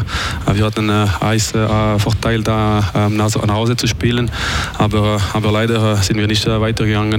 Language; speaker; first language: German; non-native, local second language; French